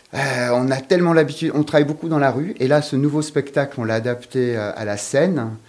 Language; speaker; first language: French; native; French